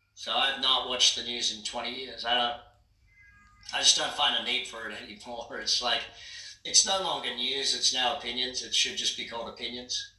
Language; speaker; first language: English; native; English